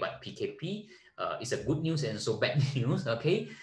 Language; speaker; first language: English; non-native, local second language; Malay